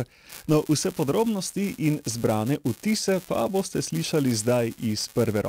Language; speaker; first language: Slovenian; native; Slovenian